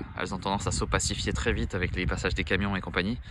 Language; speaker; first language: French; native; French